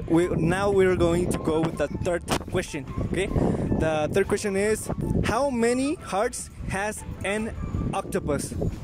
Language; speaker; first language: English; non-native, learner; Spanish